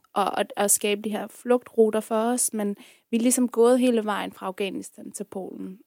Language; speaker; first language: Danish; early bilingual, other home language; Persian